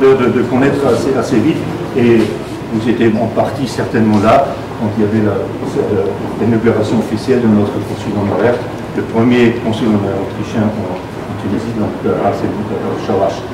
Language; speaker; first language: French; non-native, fluent; German